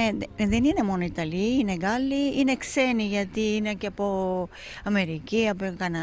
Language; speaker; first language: Greek; non-native, fluent; Italian